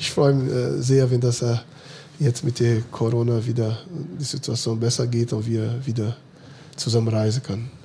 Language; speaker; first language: German; non-native, fluent; Portuguese